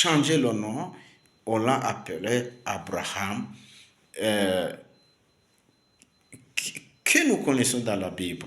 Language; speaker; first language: French; non-native, local second language; Kinyarwanda